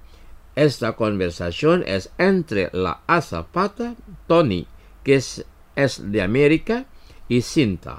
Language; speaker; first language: Spanish; non-native, fluent; Indonesian